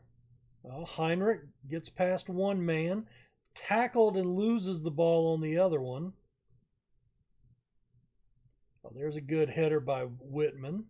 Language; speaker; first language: English; native; English